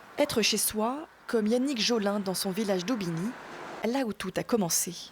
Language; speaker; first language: French; native; French